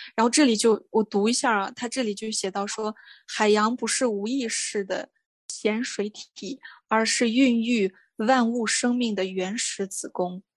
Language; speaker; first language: Chinese; non-native, local second language; Mongolian